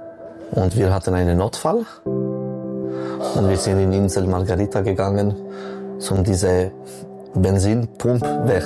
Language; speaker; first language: German; non-native, local second language; French